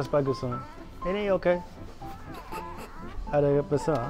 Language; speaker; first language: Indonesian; non-native, learner; English